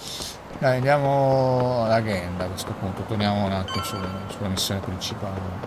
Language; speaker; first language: Italian; native; Italian